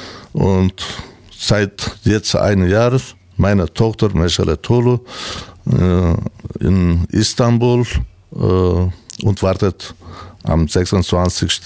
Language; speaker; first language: German; non-native, learner; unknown